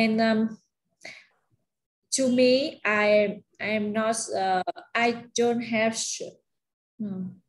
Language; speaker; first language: English; non-native, learner; Vietnamese